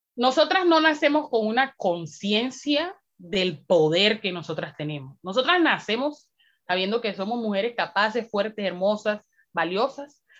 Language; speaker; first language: Spanish; native; Spanish